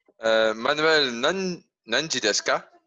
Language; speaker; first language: Japanese; non-native, learner; English